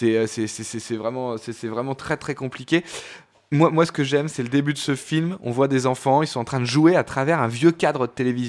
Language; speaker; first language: French; native; French